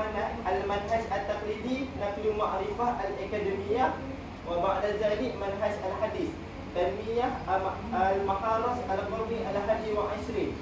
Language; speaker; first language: Arabic; non-native, learner; Malay